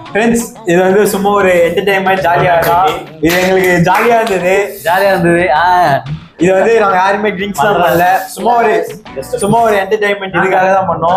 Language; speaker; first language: Tamil; native; Tamil